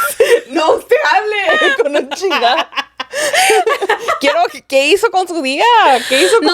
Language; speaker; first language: Spanish; early bilingual, heritage; Spanish